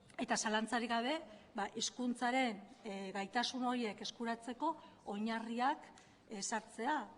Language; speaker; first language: Basque; native; Basque